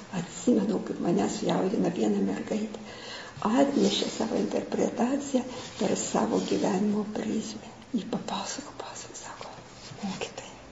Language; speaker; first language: Lithuanian; native; Lithuanian